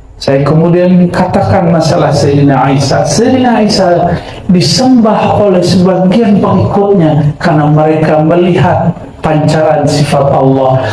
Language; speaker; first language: Malay; non-native, local second language; Minangkabau